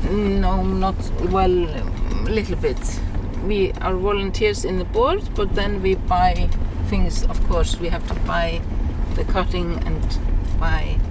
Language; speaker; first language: English; non-native, fluent; Icelandic